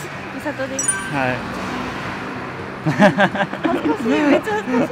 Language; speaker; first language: Japanese; native; Japanese